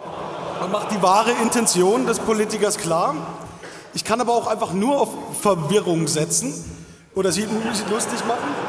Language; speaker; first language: German; native; German